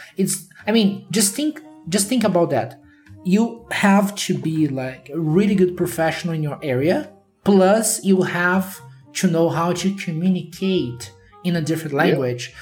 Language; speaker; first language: English; non-native, fluent; Portuguese